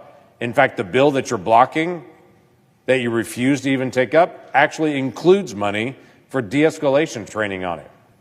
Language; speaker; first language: English; native; English